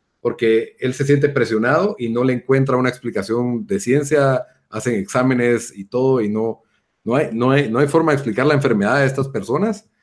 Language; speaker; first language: Spanish; native; Spanish